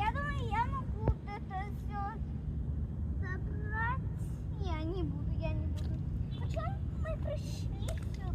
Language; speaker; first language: Russian; early bilingual, heritage; Russian